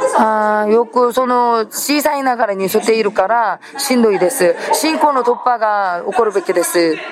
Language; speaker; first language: Japanese; non-native, fluent; Korean